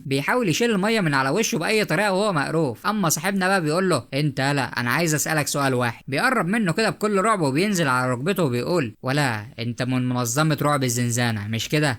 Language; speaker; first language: Arabic; native; Arabic